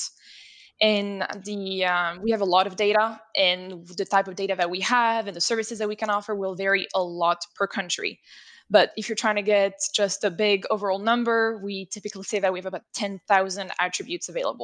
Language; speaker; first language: English; non-native, fluent; French